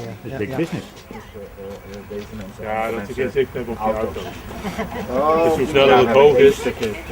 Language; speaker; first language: Dutch; native; Dutch